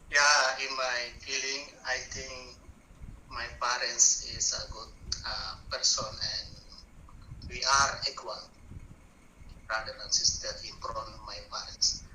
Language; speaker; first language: English; non-native, learner; Buginese